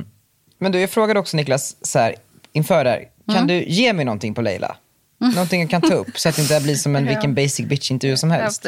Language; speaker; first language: Swedish; native; Swedish